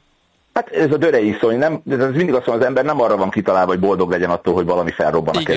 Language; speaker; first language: Hungarian; native; Hungarian